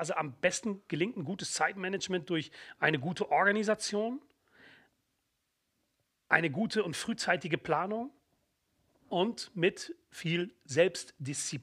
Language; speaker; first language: German; native; German